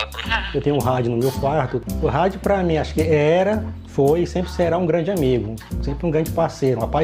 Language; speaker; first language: Portuguese; native; Portuguese